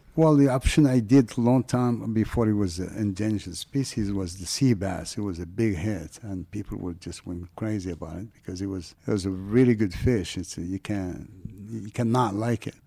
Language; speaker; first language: English; non-native, fluent; French